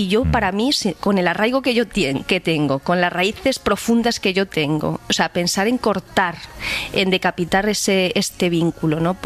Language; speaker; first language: Spanish; native; Spanish